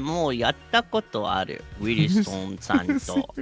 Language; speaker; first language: Japanese; non-native, fluent; English